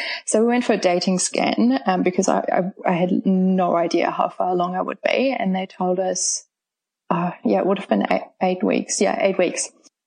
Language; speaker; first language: English; non-native, fluent; German